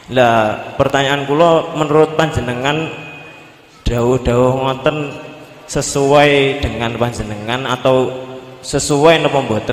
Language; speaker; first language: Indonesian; non-native, local second language; Javanese